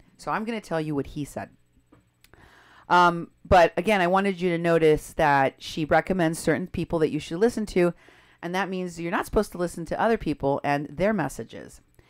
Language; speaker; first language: English; native; English